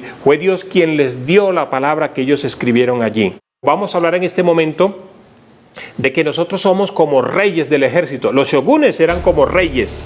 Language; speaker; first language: Spanish; native; Spanish